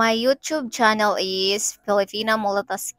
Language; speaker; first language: English; non-native, learner; Cebuano